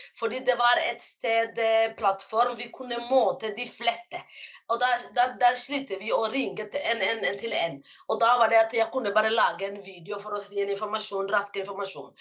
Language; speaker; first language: Norwegian; non-native, fluent; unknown